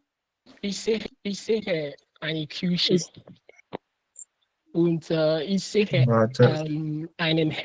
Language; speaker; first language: German; non-native, learner; Akan